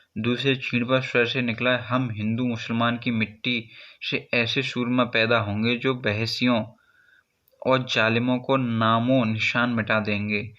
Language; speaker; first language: Hindi; native; Hindi